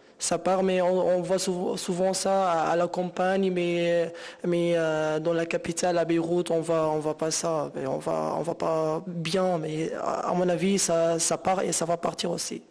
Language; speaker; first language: French; non-native, local second language; Arabic